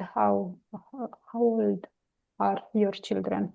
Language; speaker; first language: English; non-native, learner; Romanian